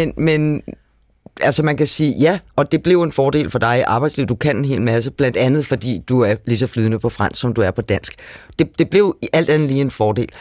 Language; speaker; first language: Danish; native; Danish